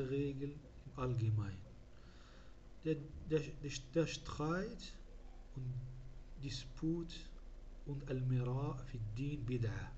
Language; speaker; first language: German; non-native, fluent; Arabic